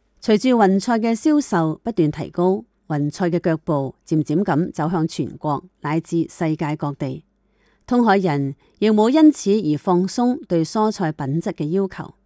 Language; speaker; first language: Chinese; native; Chinese